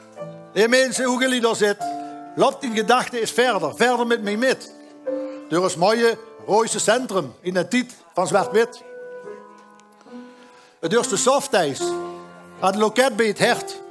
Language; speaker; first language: Dutch; native; Dutch